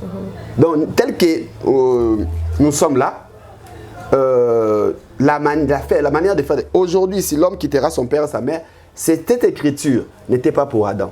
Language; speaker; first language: French; non-native, local second language; Lingala